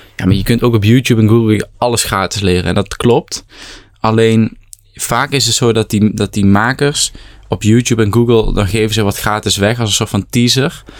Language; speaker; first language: Dutch; native; Dutch